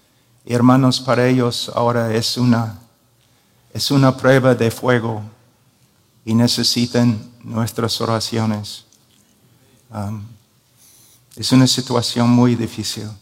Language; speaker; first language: Spanish; non-native, fluent; English